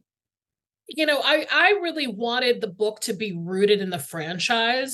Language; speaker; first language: English; native; English